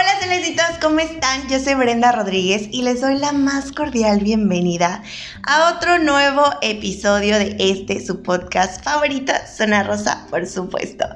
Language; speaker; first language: Spanish; native; Spanish